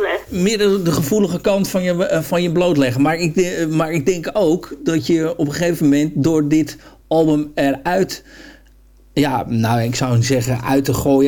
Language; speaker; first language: Dutch; native; Dutch